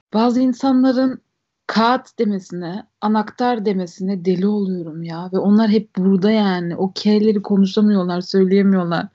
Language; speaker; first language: Turkish; early bilingual, heritage; Turkish